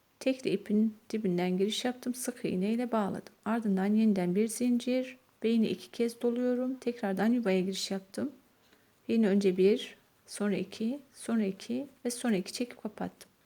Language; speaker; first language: Turkish; native; Turkish